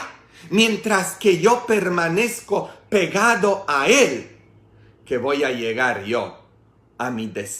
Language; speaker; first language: Spanish; non-native, fluent; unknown